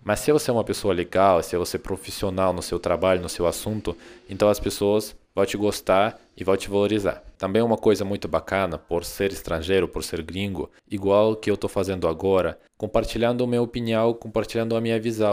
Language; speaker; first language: Portuguese; non-native, fluent; Russian